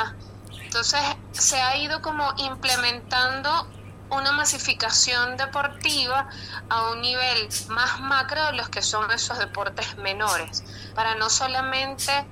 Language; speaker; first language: Spanish; native; Spanish